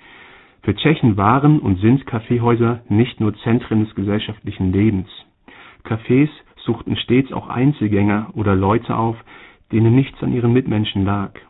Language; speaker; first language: German; native; German